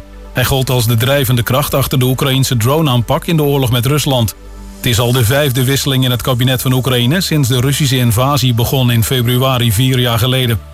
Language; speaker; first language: Dutch; native; Dutch